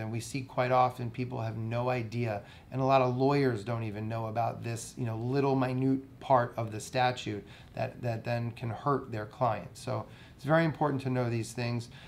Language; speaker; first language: English; native; English